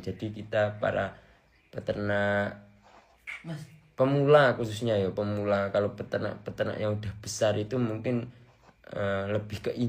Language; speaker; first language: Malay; non-native, local second language; Javanese